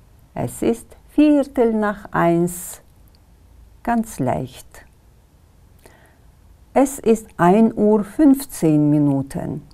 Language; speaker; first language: German; non-native, fluent; Kyrgyz